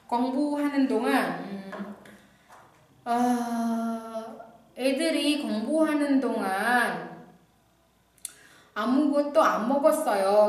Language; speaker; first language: Korean; non-native, fluent; Indonesian